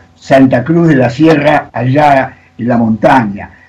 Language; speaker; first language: Spanish; native; Spanish